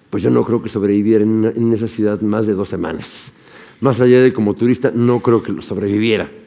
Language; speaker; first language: Spanish; native; Spanish